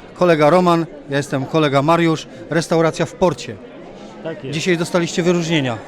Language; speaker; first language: Polish; native; Polish